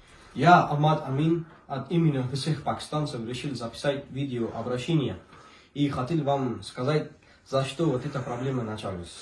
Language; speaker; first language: Russian; non-native, learner; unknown